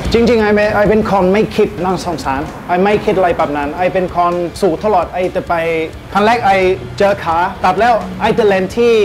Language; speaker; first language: Thai; non-native, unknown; English